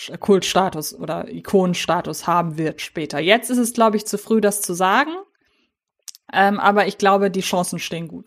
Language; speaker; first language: German; native; German